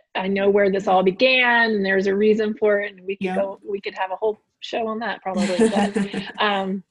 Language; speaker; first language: English; native; English